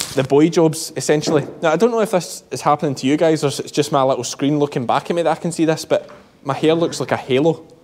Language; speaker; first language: English; native; English